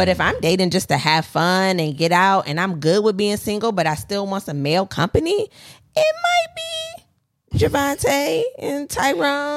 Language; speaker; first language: English; native; English